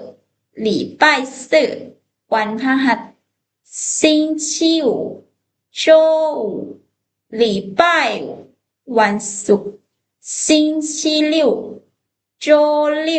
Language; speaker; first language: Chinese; non-native, fluent; Lao